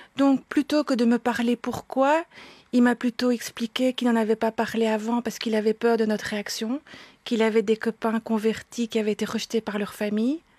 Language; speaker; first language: French; native; French